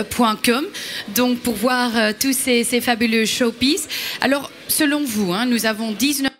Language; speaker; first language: French; native; French